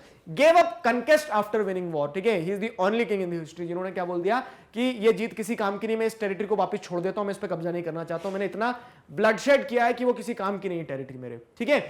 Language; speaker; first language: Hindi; native; Hindi